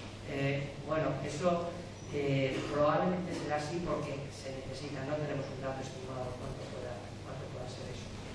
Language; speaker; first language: Spanish; native; Spanish